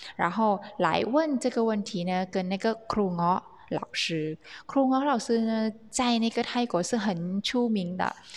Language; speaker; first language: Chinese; non-native, fluent; Thai